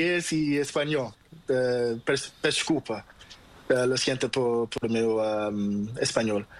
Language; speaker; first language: Spanish; non-native, learner; Portuguese